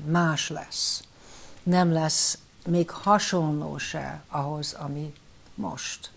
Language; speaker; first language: Hungarian; early bilingual, heritage; Hungarian